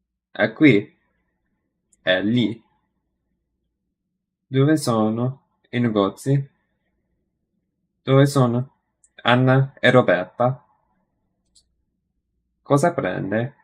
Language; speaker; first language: Italian; non-native, learner; English